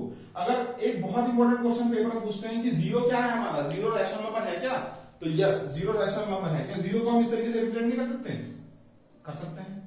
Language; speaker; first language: Hindi; native; Hindi